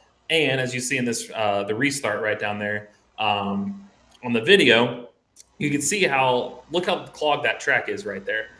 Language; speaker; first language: English; native; English